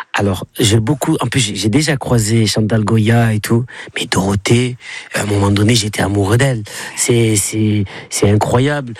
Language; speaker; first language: French; native; French